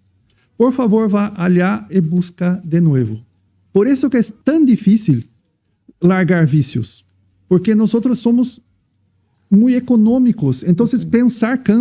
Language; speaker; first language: Spanish; non-native, fluent; Portuguese